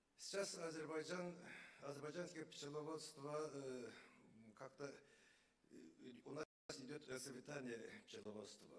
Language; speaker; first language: Russian; non-native, fluent; Azerbaijani